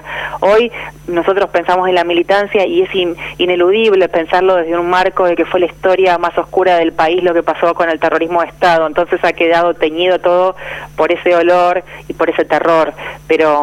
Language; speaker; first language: Spanish; native; Spanish